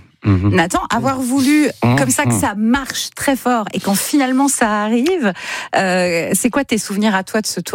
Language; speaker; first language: French; native; French